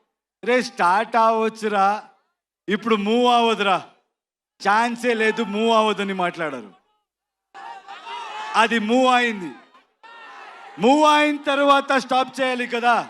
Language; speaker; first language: Telugu; non-native, learner; Kannada